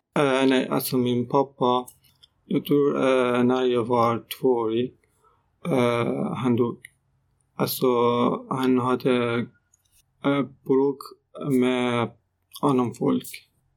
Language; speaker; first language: Swedish; non-native, learner; Persian